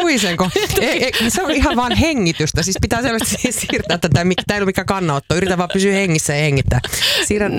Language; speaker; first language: Finnish; native; Finnish